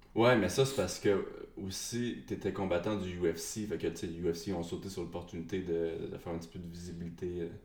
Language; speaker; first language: French; native; French